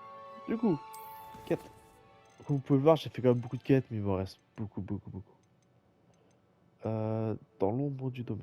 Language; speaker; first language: French; native; French